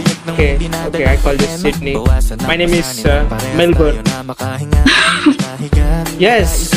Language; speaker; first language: English; non-native, learner; Tamil